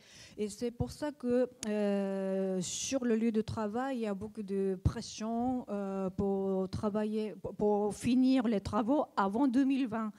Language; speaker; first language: French; non-native, learner; Japanese